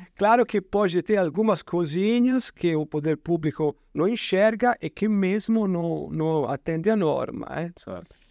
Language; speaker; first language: Portuguese; non-native, fluent; Italian